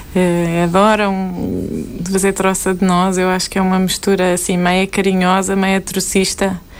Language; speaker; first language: Portuguese; native; Portuguese